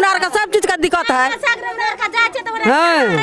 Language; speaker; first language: Hindi; non-native, local second language; Maithili